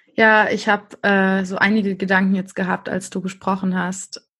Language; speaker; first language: German; native; German